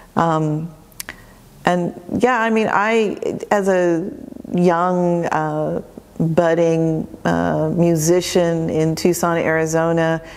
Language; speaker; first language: English; native; English